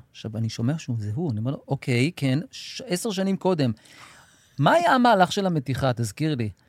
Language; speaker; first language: Hebrew; native; Hebrew